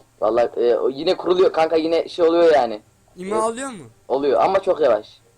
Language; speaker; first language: Turkish; native; Turkish